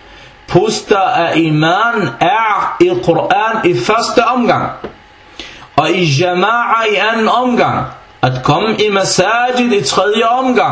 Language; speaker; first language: Danish; non-native, fluent; Arabic